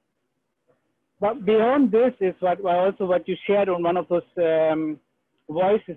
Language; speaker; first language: English; non-native, local second language; Sinhala